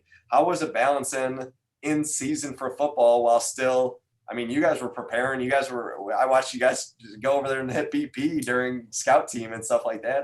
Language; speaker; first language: English; native; English